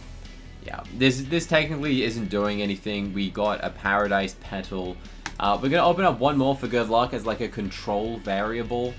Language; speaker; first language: English; native; English